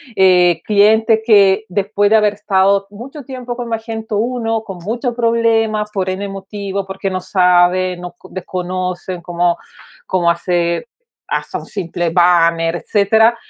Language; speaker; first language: Spanish; non-native, fluent; Italian